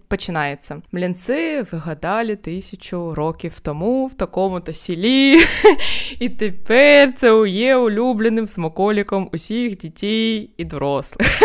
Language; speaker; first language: Ukrainian; non-native, local second language; Russian